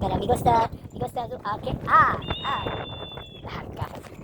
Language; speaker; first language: Spanish; non-native, learner; English